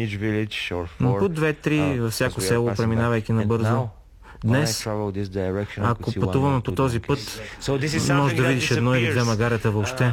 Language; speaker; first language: Bulgarian; non-native, fluent; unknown